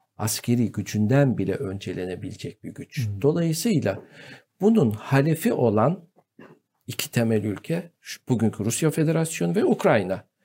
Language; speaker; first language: Turkish; native; Turkish